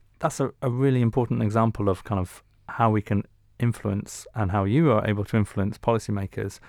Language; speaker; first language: English; native; English